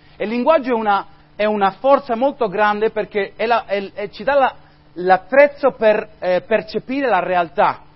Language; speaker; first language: Italian; non-native, fluent; Spanish